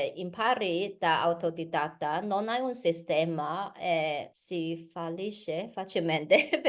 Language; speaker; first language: Italian; non-native, learner; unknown